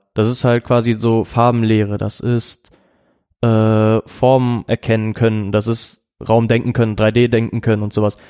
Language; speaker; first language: German; native; German